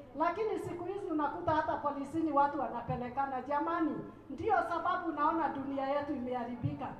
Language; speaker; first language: Swahili; non-native, local second language; Kikuyu